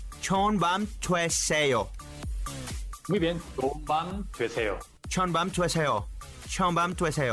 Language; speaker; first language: Korean; non-native, learner; Spanish